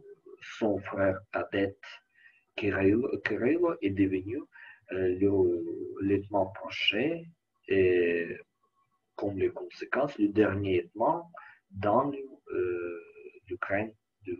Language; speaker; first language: French; non-native, learner; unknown